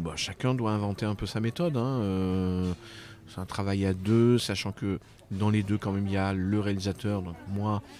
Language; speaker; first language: French; native; French